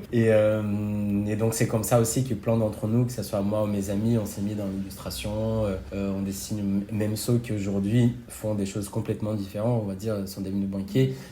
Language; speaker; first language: French; non-native, fluent; Portuguese